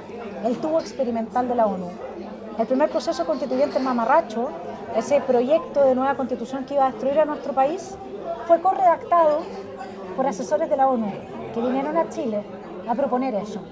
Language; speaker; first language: Spanish; native; Spanish